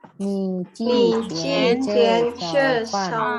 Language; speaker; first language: Chinese; non-native, learner; Indonesian